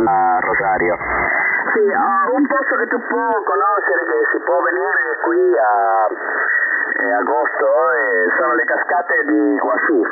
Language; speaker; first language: Italian; non-native, fluent; Spanish